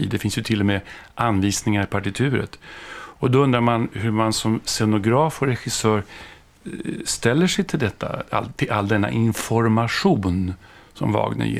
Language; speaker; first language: Swedish; native; Swedish